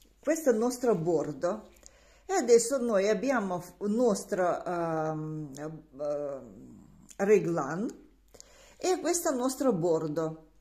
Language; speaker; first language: Italian; non-native, learner; Russian